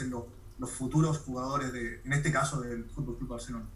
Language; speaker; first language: Spanish; native; Spanish